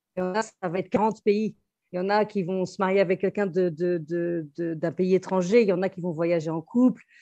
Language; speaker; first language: French; native; French